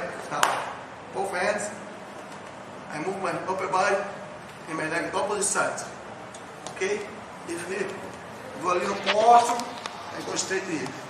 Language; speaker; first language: English; non-native, learner; Portuguese